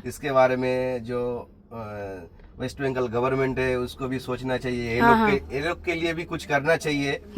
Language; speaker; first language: Hindi; non-native, local second language; Bangla